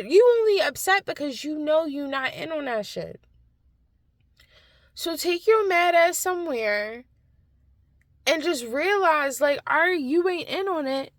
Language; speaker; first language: English; native; English